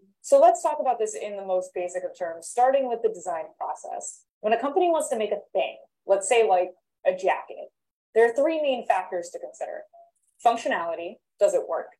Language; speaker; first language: English; native; English